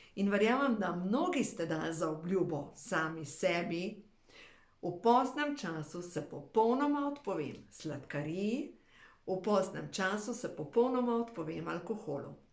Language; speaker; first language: Slovenian; native; Slovenian